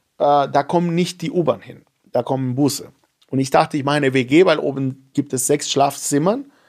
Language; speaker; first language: German; non-native, fluent; Spanish